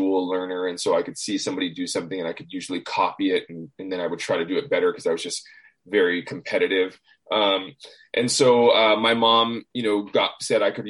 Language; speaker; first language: English; native; English